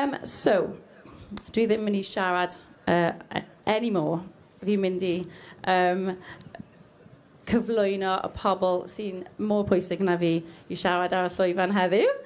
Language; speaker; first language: Welsh; non-native, learner; English